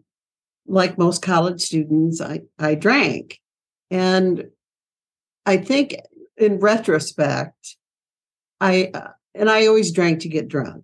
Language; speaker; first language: English; native; English